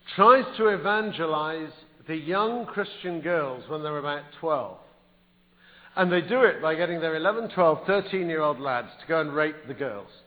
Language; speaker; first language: English; native; English